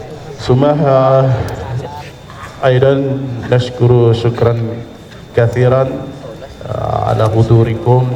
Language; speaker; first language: Arabic; non-native, fluent; Indonesian